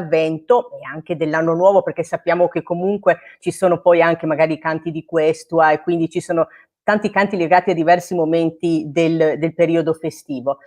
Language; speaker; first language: Italian; native; Italian